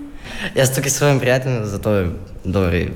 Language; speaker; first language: Slovenian; non-native, learner; Russian